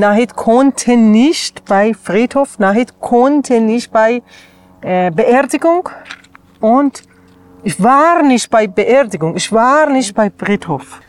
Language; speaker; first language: German; non-native, learner; Persian